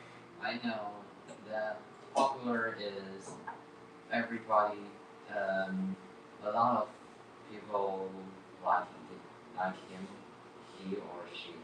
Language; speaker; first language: English; non-native, learner; Chinese